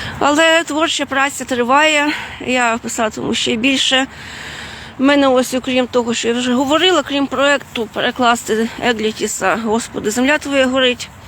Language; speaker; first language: Ukrainian; non-native, fluent; Lithuanian